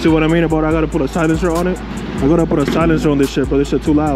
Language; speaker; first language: English; early bilingual, other home language; Spanish